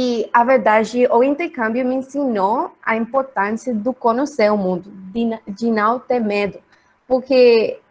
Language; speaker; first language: Portuguese; non-native, learner; Spanish